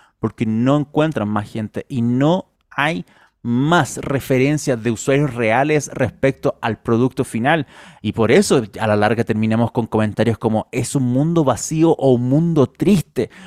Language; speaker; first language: Spanish; native; Spanish